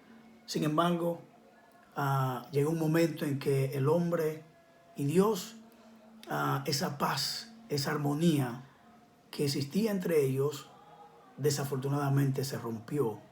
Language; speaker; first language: Spanish; native; Spanish